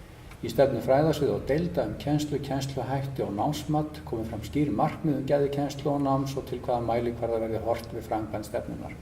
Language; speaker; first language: Icelandic; native; Icelandic